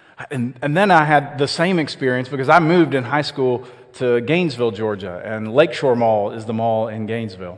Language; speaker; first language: English; native; English